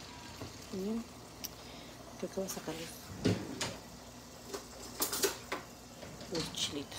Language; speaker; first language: Spanish; native; Spanish